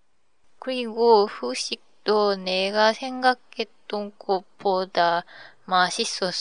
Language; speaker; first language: Korean; non-native, learner; Japanese